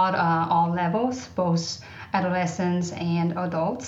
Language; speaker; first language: English; non-native, fluent; Chinese